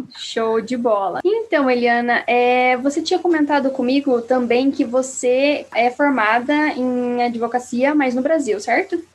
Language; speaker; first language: Portuguese; native; Portuguese